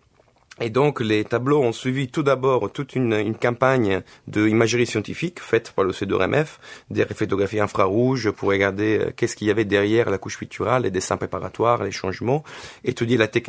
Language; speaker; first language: French; non-native, fluent; Italian